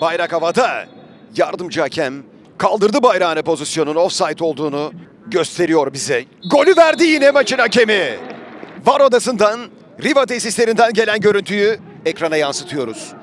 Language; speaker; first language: Turkish; native; Turkish